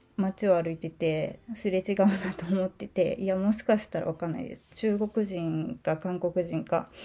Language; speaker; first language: Japanese; native; Japanese